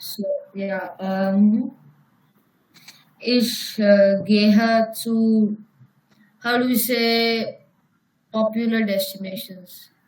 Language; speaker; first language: German; non-native, learner; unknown